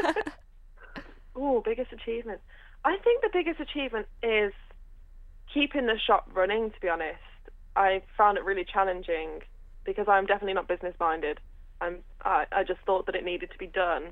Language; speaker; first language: English; native; English